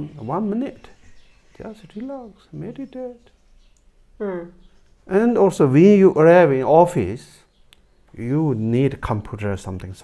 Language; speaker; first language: English; non-native, learner; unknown